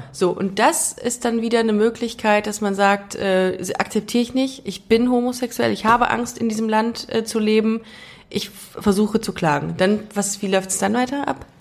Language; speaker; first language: German; native; German